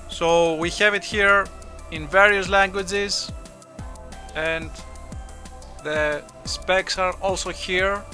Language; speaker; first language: English; non-native, fluent; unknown